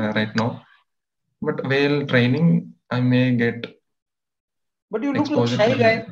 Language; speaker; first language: English; non-native, local second language; Telugu